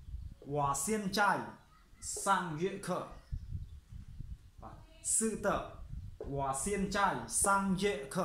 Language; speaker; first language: Chinese; non-native, fluent; Khmer